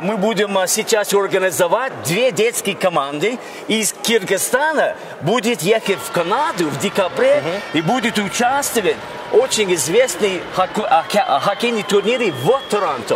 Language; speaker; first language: Russian; non-native, learner; English